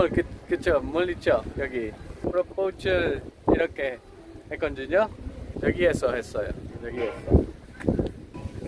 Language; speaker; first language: Korean; non-native, learner; Spanish